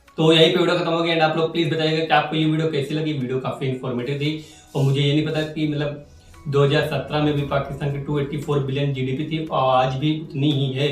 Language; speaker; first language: Hindi; native; Hindi